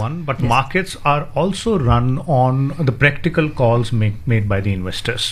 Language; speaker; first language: English; non-native, local second language; Hindi